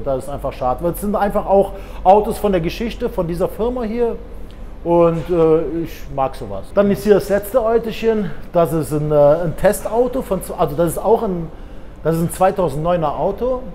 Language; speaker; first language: German; native; German